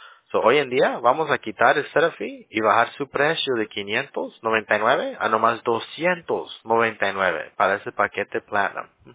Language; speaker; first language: Spanish; early bilingual, heritage; Spanish